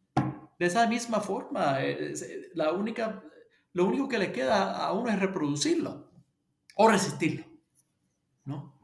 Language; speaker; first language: Spanish; early bilingual, heritage; Spanish